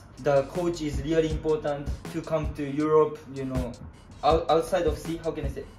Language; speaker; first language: English; non-native, learner; Japanese